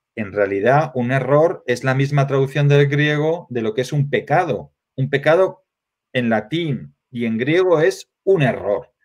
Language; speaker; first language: Spanish; native; Spanish